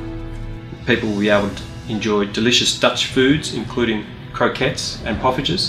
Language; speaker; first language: English; native; English